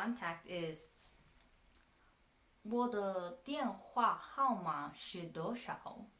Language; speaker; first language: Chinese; non-native, learner; English